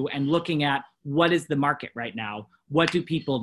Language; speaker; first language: English; native; English